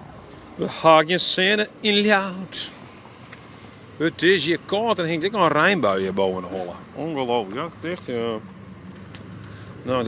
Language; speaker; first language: Dutch; non-native, local second language; Western Frisian